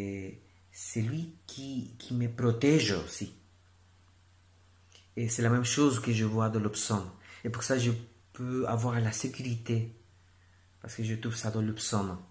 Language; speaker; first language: French; non-native, fluent; Spanish